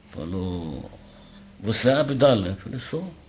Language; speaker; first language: Portuguese; non-native, learner; Arabic